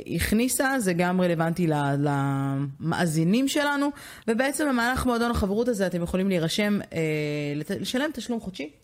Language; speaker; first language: Hebrew; native; Hebrew